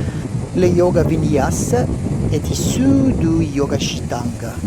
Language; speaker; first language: French; non-native, learner; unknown